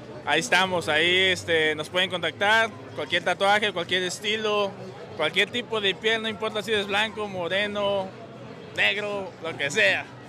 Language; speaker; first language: Spanish; native; Spanish